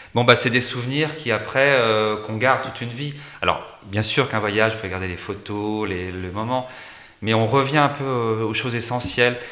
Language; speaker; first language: French; native; French